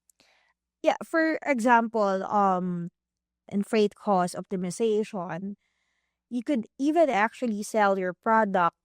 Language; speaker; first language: English; non-native, local second language; Filipino